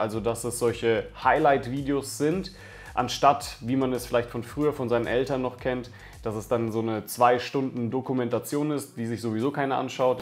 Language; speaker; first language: German; native; German